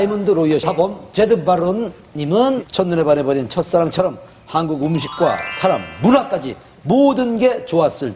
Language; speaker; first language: Korean; native; Korean